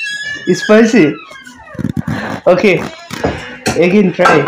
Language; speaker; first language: English; non-native, learner; Bangla